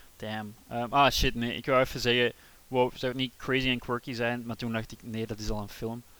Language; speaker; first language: Dutch; native; Dutch